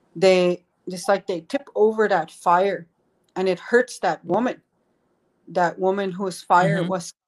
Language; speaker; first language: English; native; English